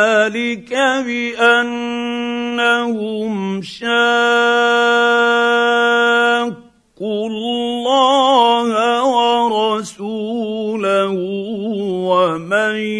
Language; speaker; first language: Arabic; native; Arabic